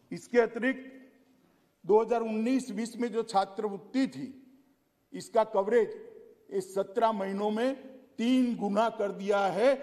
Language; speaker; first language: Hindi; non-native, local second language; Gujarati